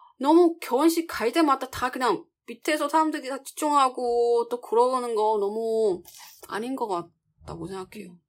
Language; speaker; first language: Korean; non-native, fluent; Chinese